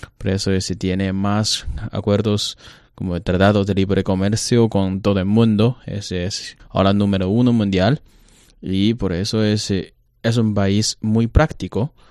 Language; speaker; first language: Spanish; non-native, learner; Chinese